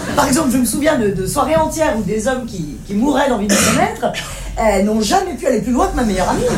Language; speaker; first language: French; native; French